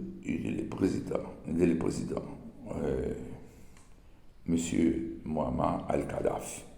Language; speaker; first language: French; non-native, learner; Portuguese